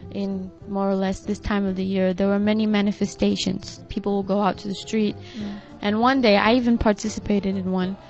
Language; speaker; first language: English; non-native, fluent; Portuguese